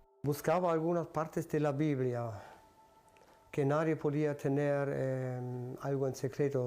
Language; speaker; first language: Spanish; early bilingual, other home language; German